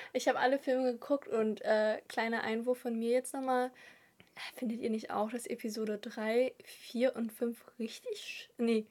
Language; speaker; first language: German; early bilingual, other home language; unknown